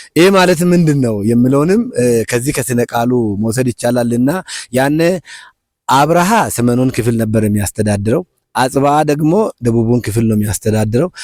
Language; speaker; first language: Amharic; non-native, local second language; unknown